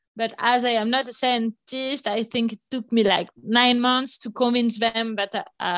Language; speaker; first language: English; non-native, fluent; French